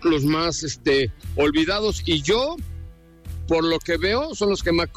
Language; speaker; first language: Spanish; native; Spanish